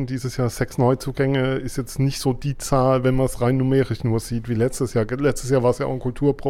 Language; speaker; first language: German; native; German